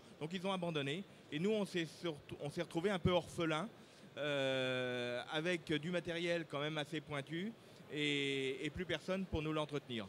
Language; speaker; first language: French; native; French